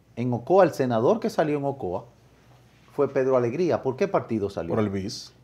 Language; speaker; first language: Spanish; native; Spanish